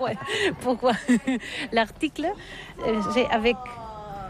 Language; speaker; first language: French; non-native, learner; Catalan